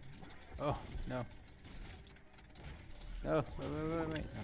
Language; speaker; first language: English; native; English